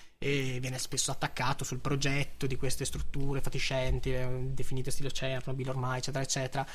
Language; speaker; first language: Italian; native; Italian